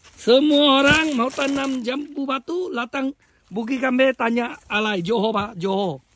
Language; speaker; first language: Malay; non-native, local second language; Chinese